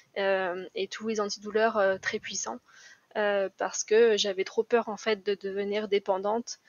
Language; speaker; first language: French; native; French